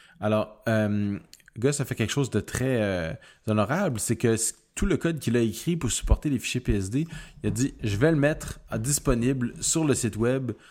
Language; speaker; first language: French; native; French